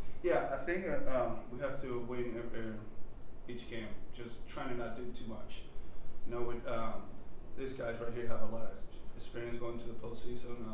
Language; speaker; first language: English; non-native, fluent; Spanish